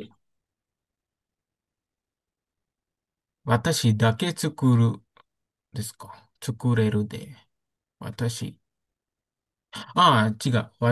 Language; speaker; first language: Japanese; non-native, learner; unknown